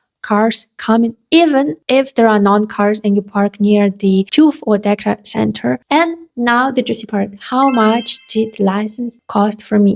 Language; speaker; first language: English; non-native, fluent; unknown